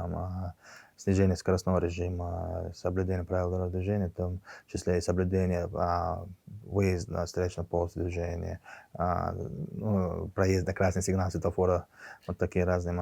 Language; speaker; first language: Russian; non-native, local second language; Chechen